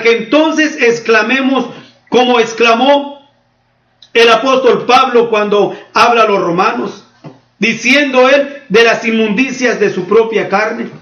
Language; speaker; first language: Spanish; native; Spanish